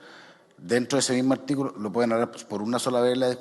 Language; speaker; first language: Spanish; native; Spanish